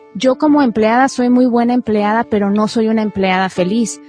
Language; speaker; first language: Spanish; native; Spanish